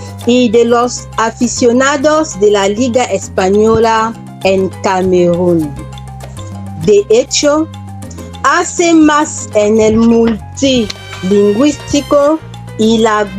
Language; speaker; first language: Spanish; non-native, fluent; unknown